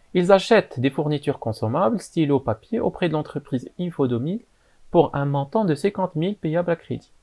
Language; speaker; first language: French; non-native, local second language; Arabic